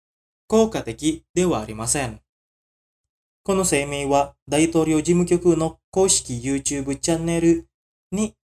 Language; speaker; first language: Japanese; non-native, fluent; Indonesian